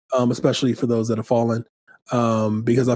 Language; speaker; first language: English; native; English